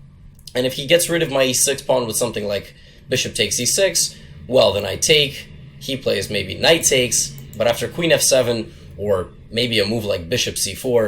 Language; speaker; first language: English; native; English